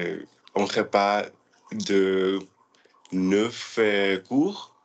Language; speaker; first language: French; non-native, learner; English